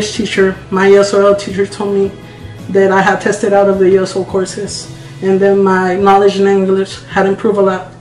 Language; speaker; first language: English; non-native, fluent; Spanish